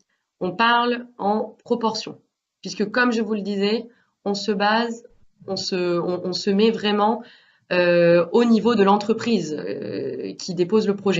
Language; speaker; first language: French; native; French